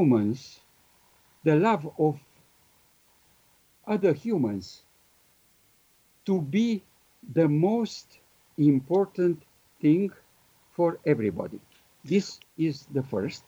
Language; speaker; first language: English; non-native, fluent; Romanian